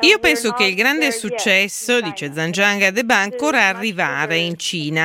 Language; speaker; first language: Italian; native; Italian